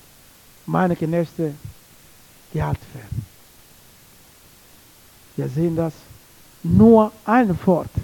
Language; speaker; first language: German; non-native, learner; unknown